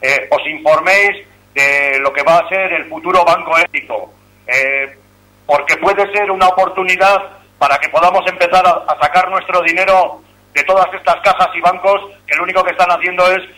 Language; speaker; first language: Spanish; non-native, local second language; Basque